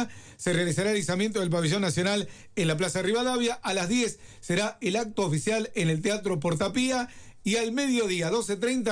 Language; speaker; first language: Spanish; native; Spanish